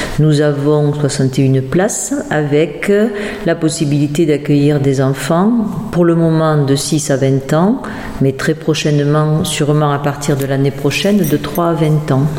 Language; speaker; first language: French; native; French